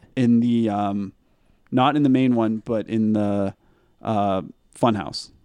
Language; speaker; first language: English; native; English